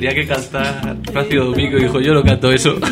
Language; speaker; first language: Spanish; native; Spanish